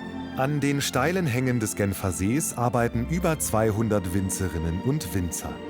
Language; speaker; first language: German; native; German